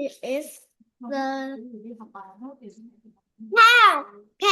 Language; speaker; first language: English; non-native, learner; Vietnamese